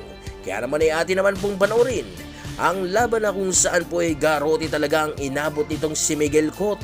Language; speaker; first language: Filipino; non-native, local second language; Cebuano